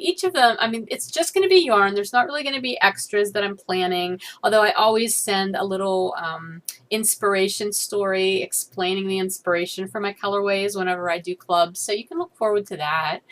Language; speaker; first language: English; native; English